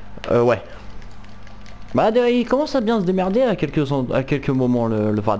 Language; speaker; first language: French; native; French